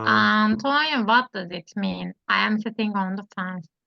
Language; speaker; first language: English; non-native, learner; Turkish